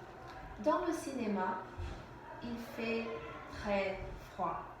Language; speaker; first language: French; non-native, fluent; English